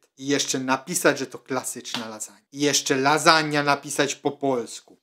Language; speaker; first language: Polish; non-native, fluent; Italian